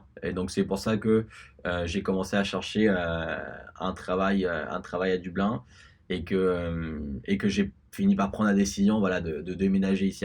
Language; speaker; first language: French; early bilingual, other home language; Spanish